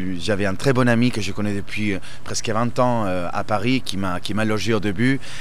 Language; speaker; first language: French; non-native, fluent; Spanish